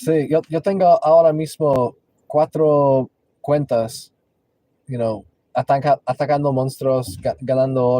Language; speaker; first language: Spanish; non-native, local second language; English